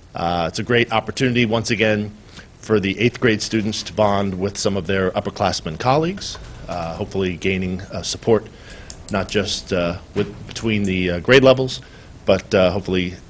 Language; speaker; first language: English; native; English